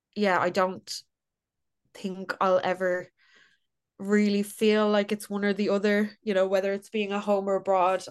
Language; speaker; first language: English; native; English